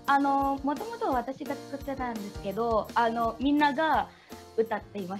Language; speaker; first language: Japanese; non-native, learner; Indonesian